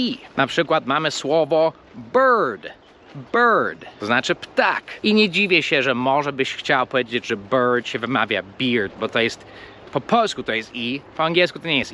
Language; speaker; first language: Polish; non-native, fluent; English